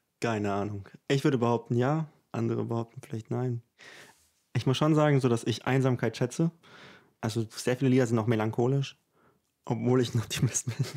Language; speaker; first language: German; early bilingual, other home language; Ukrainian